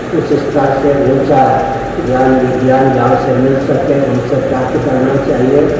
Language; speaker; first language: Hindi; non-native, local second language; Maithili